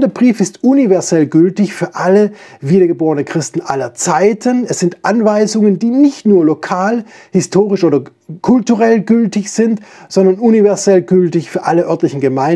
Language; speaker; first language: German; native; German